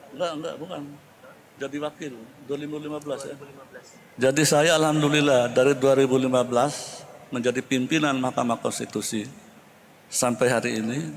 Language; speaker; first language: Indonesian; non-native, local second language; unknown